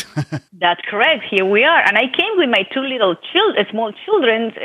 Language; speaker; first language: English; non-native, fluent; Spanish